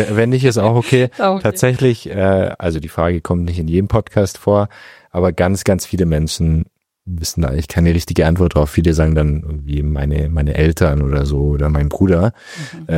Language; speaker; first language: German; native; German